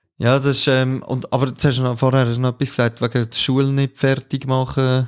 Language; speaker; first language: German; native; German